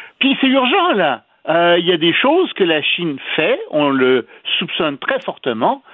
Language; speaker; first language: French; native; French